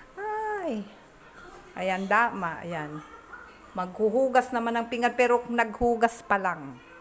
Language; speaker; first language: Filipino; non-native, local second language; Bikol